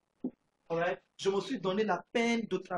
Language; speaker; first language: French; non-native, fluent; English